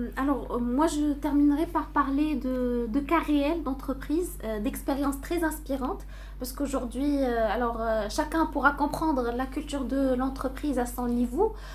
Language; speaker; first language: French; non-native, local second language; Arabic